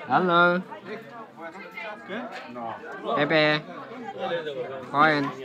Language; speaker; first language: German; non-native, learner; Arabic